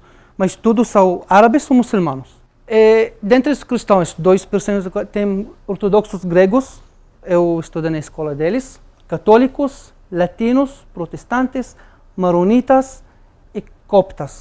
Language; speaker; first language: Portuguese; non-native, fluent; Arabic